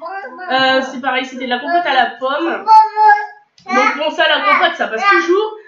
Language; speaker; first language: French; native; French